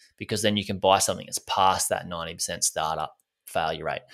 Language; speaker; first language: English; native; English